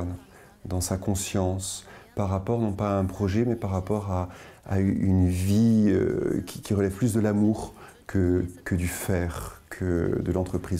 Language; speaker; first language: French; native; French